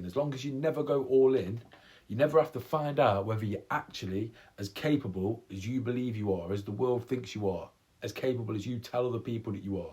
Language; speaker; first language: English; native; English